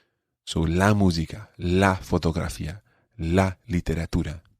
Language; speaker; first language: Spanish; non-native, fluent; English